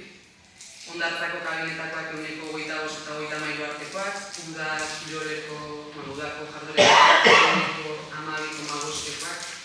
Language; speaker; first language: Basque; native; Basque